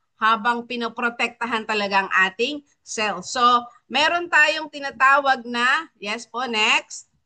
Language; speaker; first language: Filipino; native; Filipino